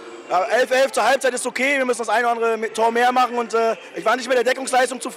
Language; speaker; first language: German; native; German